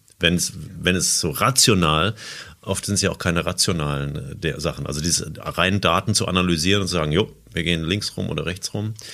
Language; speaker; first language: German; native; German